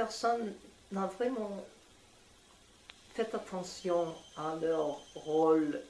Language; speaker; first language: French; non-native, fluent; English